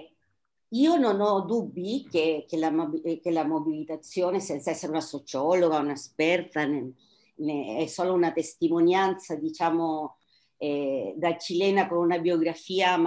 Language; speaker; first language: Italian; non-native, fluent; Spanish